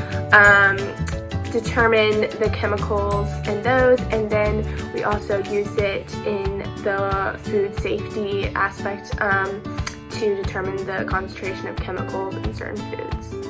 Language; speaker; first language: English; native; English